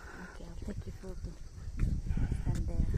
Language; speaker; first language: English; non-native, local second language; Cebuano